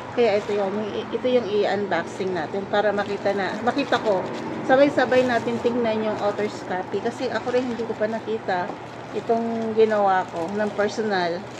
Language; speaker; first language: Filipino; native; Filipino